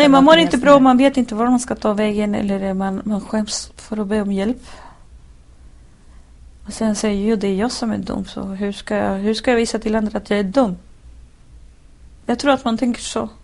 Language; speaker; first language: Swedish; non-native, fluent; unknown